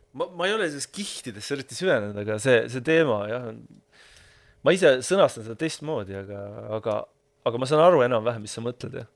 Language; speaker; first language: Estonian; native; Estonian